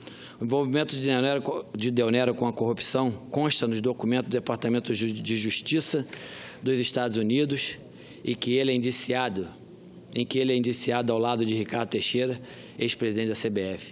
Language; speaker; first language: Portuguese; native; Portuguese